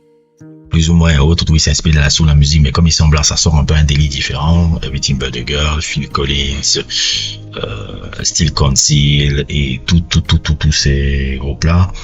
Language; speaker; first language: French; native; French